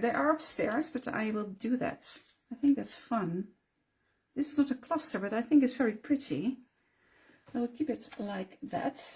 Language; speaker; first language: English; non-native, fluent; Dutch